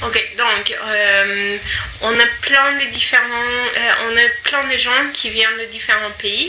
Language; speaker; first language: French; non-native, fluent; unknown